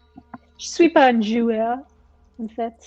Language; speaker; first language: French; non-native, fluent; English